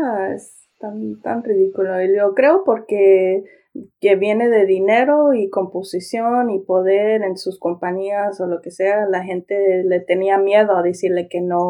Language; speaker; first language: Spanish; early bilingual, heritage; Spanish